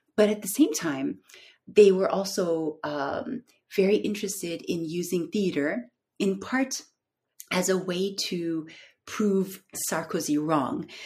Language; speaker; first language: English; non-native, fluent; Turkish